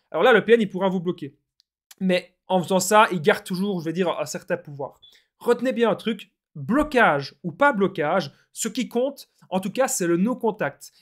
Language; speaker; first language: French; native; French